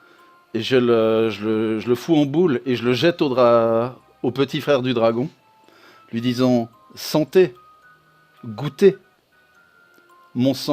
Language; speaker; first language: French; native; French